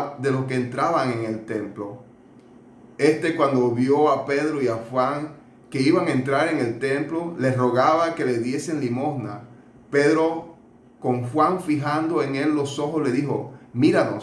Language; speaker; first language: Spanish; native; Spanish